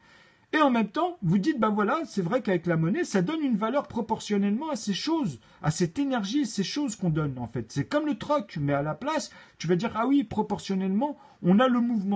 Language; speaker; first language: French; native; French